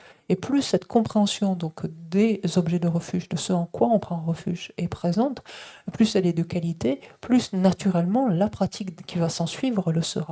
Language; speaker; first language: French; native; French